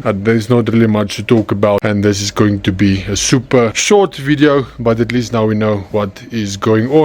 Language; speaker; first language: English; non-native, local second language; Afrikaans